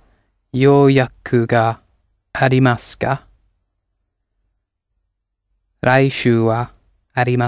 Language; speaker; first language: Japanese; non-native, learner; English